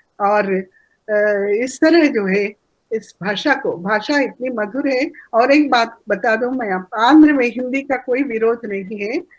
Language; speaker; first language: Hindi; non-native, local second language; Telugu